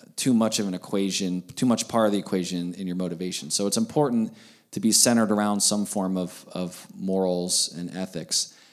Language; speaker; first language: English; native; English